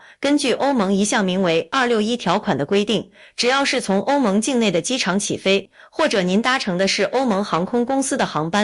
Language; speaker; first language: Chinese; native; Chinese